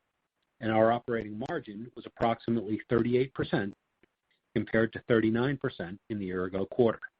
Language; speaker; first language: English; native; English